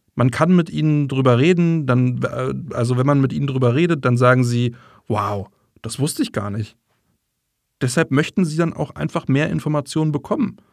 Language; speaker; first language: German; non-native, fluent; English